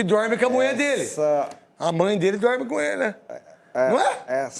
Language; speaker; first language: Portuguese; native; Portuguese